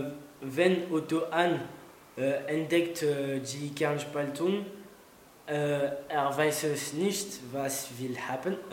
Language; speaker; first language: German; non-native, learner; French